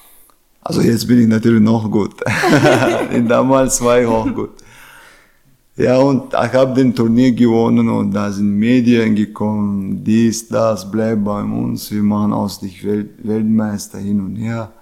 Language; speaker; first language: German; non-native, fluent; Chechen